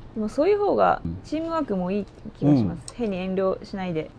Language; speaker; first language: Japanese; native; Japanese